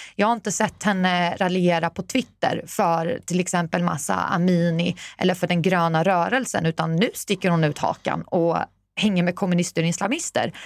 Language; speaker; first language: Swedish; early bilingual, other home language; Persian